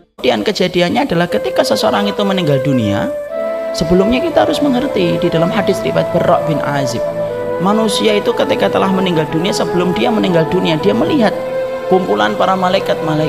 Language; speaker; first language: Indonesian; native; Indonesian